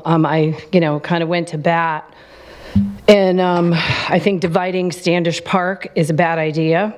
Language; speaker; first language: English; native; English